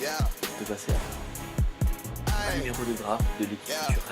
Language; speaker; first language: French; native; French